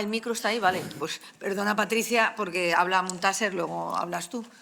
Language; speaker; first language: Spanish; native; Spanish